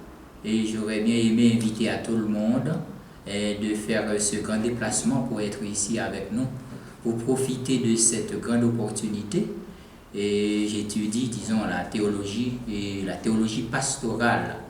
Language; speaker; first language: French; non-native, local second language; Haitian Creole